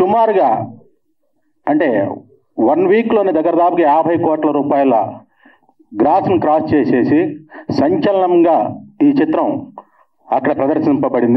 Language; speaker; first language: Telugu; native; Telugu